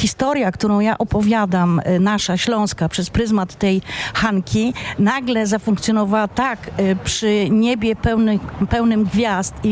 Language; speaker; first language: Polish; non-native, local second language; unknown